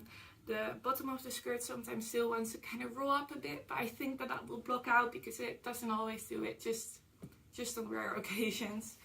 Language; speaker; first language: English; non-native, fluent; Dutch